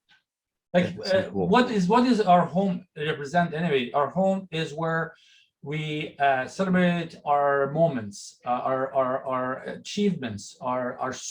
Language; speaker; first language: English; non-native, fluent; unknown